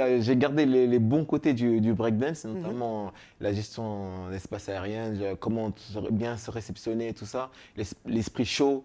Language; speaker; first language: French; native; French